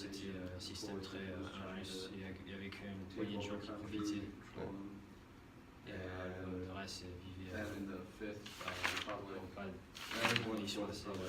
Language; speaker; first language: French; non-native, fluent; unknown